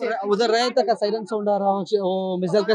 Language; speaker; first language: Hindi; non-native, local second language; Kannada